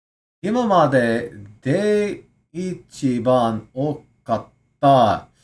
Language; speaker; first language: Japanese; non-native, learner; English